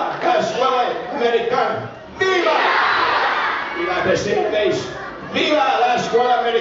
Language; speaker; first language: Spanish; non-native, fluent; English